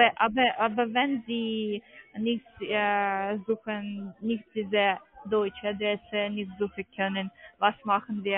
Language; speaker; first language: German; non-native, learner; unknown